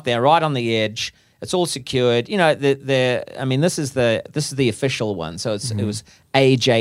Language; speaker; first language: English; native; English